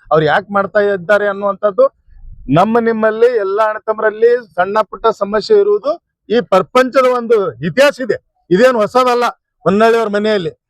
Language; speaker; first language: Kannada; non-native, local second language; Urdu